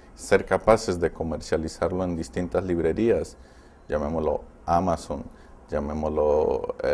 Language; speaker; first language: Spanish; native; Spanish